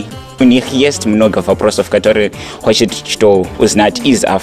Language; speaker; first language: Russian; non-native, learner; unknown